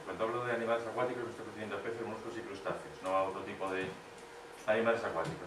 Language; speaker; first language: Spanish; native; Spanish